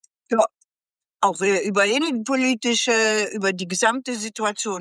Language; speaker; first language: German; native; German